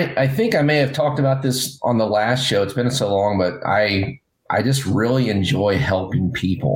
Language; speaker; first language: English; native; English